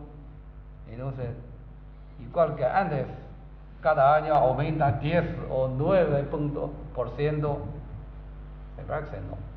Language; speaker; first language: Spanish; non-native, learner; Chinese